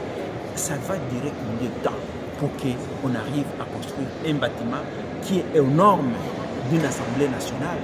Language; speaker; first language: French; non-native, local second language; Swahili